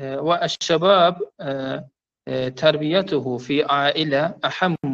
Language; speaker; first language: Arabic; non-native, learner; Persian